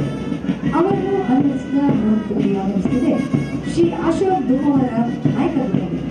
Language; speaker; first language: Kannada; native; Kannada